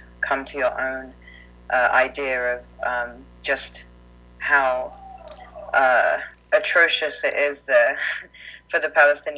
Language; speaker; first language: English; native; English